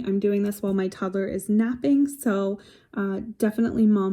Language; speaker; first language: English; native; English